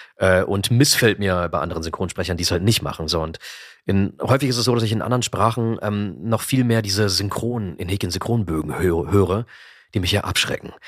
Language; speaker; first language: German; native; German